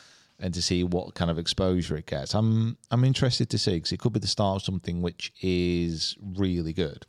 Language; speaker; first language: English; native; English